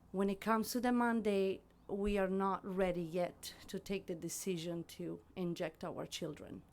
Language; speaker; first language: English; non-native, fluent; Italian